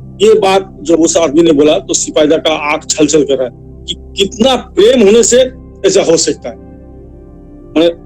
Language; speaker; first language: Hindi; non-native, local second language; Assamese